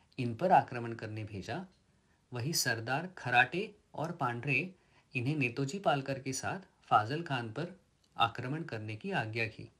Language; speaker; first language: Hindi; non-native, local second language; Marathi